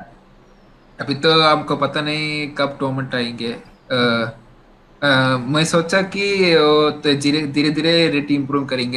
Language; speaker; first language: Hindi; non-native, local second language; Tamil